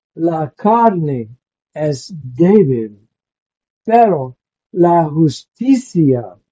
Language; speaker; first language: Spanish; non-native, learner; English